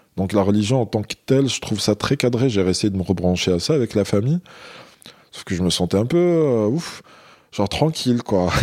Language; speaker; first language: French; non-native, local second language; Arabic